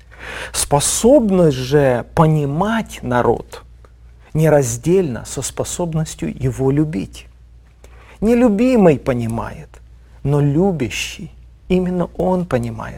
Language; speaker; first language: Russian; native; Russian